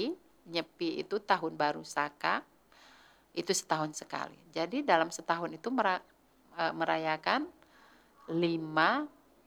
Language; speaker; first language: Indonesian; native; Indonesian